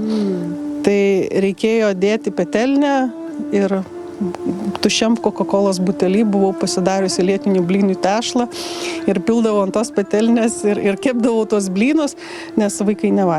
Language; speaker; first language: Lithuanian; native; Lithuanian